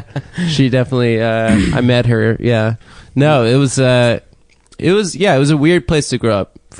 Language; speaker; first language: English; native; English